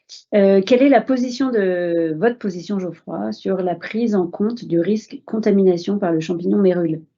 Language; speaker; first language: French; native; French